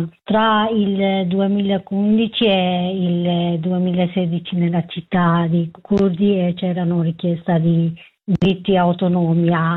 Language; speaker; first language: Italian; non-native, learner; Kurdish